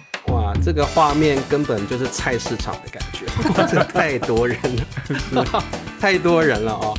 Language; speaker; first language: Chinese; native; Chinese